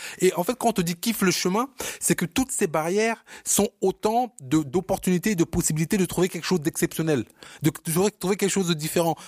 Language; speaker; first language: French; early bilingual, other home language; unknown